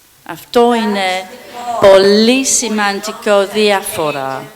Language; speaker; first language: Greek; non-native, fluent; English